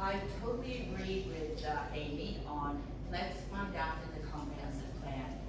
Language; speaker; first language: English; non-native, fluent; Swedish